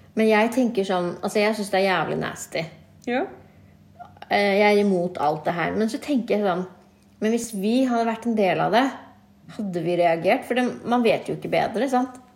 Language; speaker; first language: Norwegian; early bilingual, other home language; Kurdish